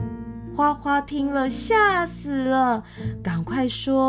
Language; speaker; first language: Chinese; native; Chinese